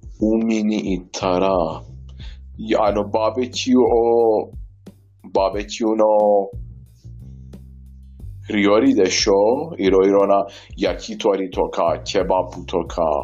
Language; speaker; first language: Japanese; non-native, learner; Persian